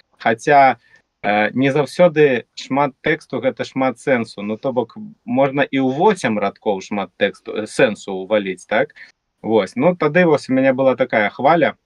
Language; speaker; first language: Belarusian; non-native, local second language; Russian